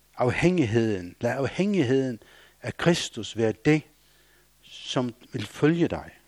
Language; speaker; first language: Danish; non-native, local second language; Faroese